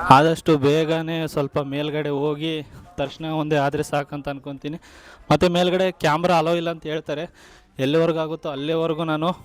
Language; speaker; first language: Kannada; native; Kannada